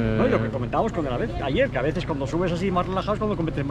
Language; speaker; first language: Spanish; native; Spanish